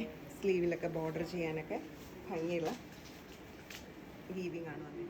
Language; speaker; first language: Malayalam; native; Malayalam